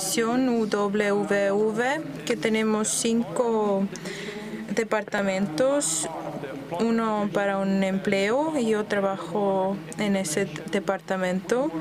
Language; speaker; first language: Spanish; non-native, fluent; Dutch